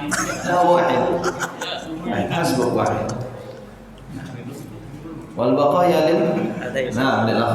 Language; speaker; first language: Arabic; non-native, fluent; Indonesian